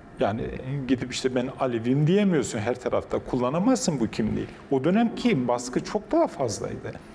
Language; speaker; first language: Turkish; non-native, local second language; Kurdish